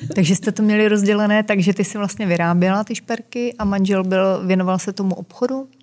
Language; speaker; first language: Czech; native; Czech